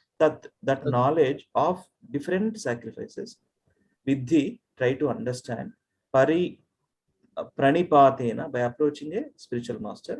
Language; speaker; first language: English; non-native, local second language; Telugu